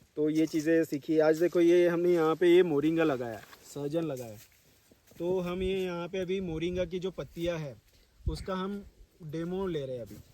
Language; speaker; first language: Hindi; non-native, local second language; Marathi